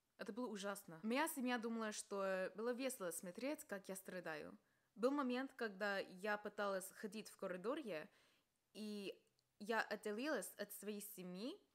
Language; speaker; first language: Russian; non-native, fluent; English